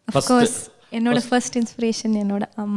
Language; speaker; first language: Tamil; non-native, local second language; Malayalam